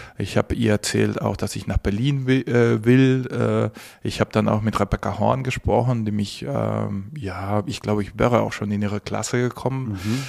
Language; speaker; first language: German; non-native, fluent; Spanish